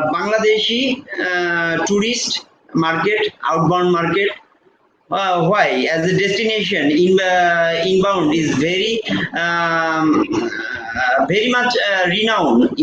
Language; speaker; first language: English; non-native, local second language; Bangla